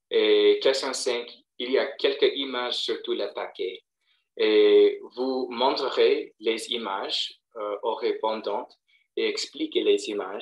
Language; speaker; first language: French; non-native, fluent; English